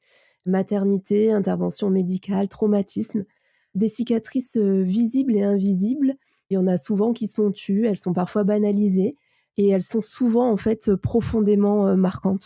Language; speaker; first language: French; native; French